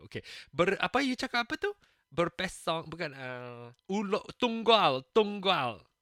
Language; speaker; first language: Malay; non-native, local second language; Chinese